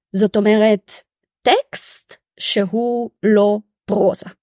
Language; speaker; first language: Hebrew; early bilingual, other home language; Russian